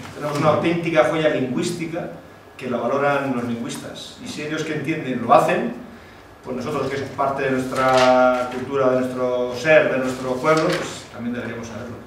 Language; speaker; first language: Spanish; early bilingual, other home language; Basque